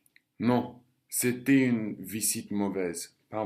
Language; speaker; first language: French; non-native, learner; Norwegian